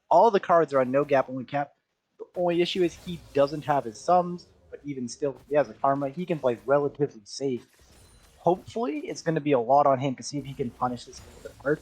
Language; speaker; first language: English; native; English